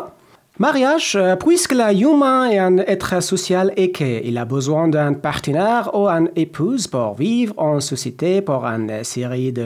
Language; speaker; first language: French; non-native, learner; Persian